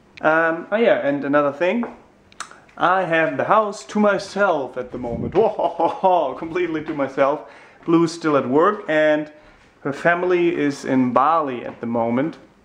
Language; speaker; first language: English; non-native, fluent; German